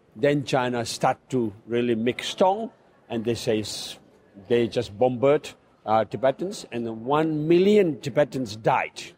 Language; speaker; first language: English; non-native, fluent; Chinese